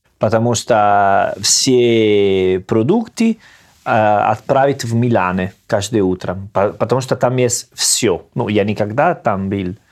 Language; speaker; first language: Russian; non-native, learner; Italian